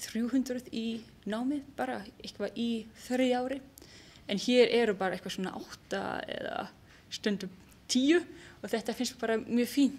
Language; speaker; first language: Icelandic; non-native, learner; German